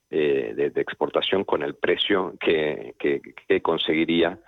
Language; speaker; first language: Spanish; native; Spanish